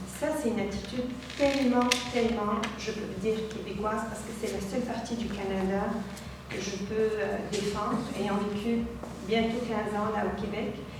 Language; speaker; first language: French; non-native, local second language; Arabic